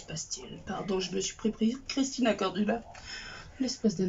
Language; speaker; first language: French; native; French